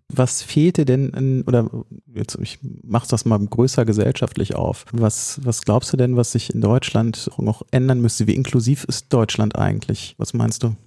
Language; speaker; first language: German; native; German